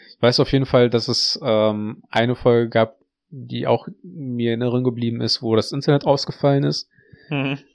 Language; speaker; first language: German; early bilingual, other home language; Russian